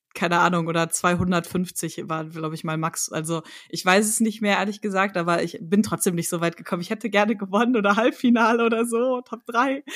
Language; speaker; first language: German; native; German